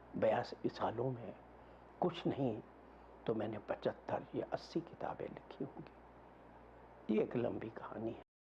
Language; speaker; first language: Urdu; non-native, local second language; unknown